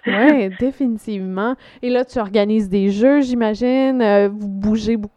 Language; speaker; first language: French; native; French